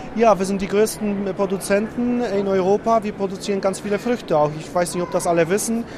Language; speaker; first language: German; non-native, fluent; Polish